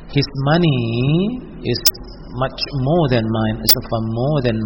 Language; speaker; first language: English; non-native, local second language; Indonesian